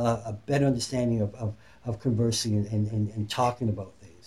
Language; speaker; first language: English; native; English